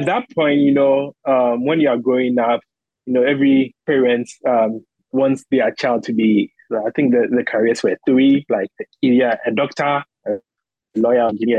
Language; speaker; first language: English; non-native, local second language; Akan